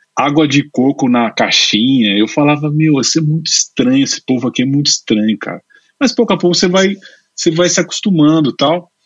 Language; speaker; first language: Portuguese; native; Portuguese